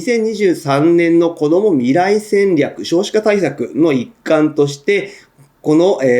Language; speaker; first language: Japanese; native; Japanese